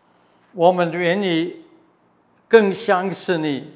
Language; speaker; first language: Chinese; non-native, fluent; German